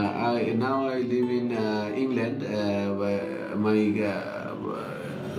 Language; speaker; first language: English; non-native, learner; Bangla